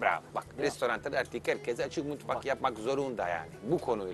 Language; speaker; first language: Turkish; non-native, learner; Italian